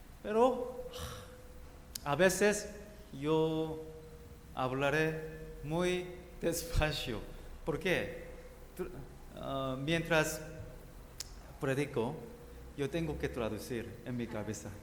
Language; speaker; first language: Spanish; non-native, learner; Korean